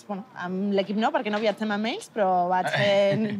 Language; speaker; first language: Catalan; non-native, fluent; Spanish